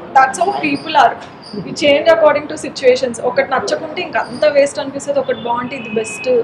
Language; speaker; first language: Telugu; non-native, local second language; Marathi